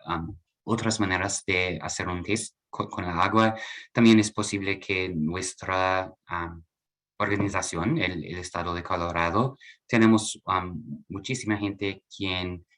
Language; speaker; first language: Spanish; non-native, learner; English